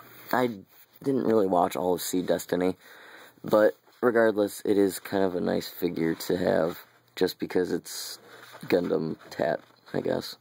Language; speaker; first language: English; native; English